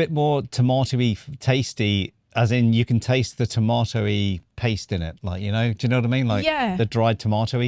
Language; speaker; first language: English; native; English